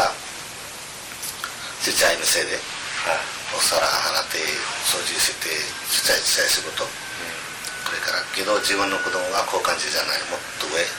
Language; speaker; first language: Japanese; non-native, learner; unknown